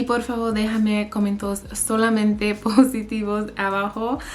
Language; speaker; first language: Spanish; early bilingual, heritage; English